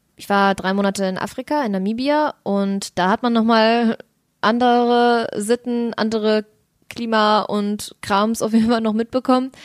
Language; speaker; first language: German; early bilingual, other home language; Russian